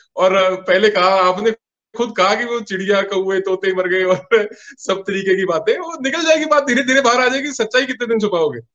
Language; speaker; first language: Hindi; native; Hindi